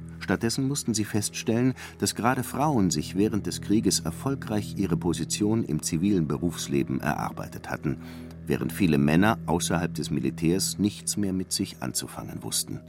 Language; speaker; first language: German; native; German